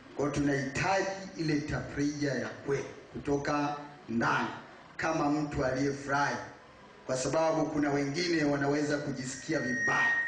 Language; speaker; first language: Swahili; native; Swahili